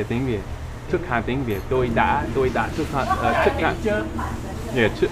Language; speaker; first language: Vietnamese; non-native, learner; English